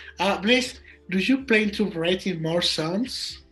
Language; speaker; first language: English; non-native, learner; Spanish